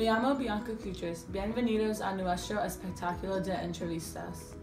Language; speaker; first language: Spanish; non-native, learner; English